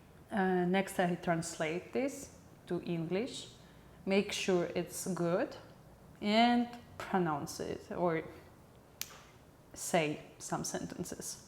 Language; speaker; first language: English; non-native, learner; Russian